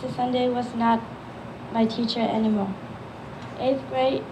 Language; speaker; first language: English; early bilingual, other home language; Burmese